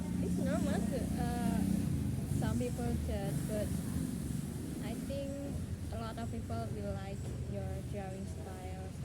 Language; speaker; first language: English; non-native, learner; Indonesian